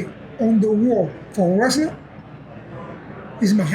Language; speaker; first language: English; non-native, learner; Spanish